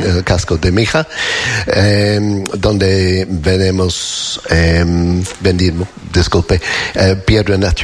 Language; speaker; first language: Spanish; non-native, learner; English